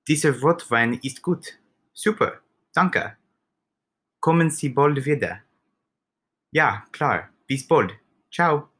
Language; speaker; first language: German; non-native, learner; English